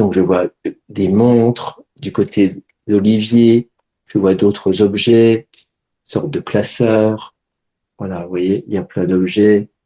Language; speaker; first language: French; native; French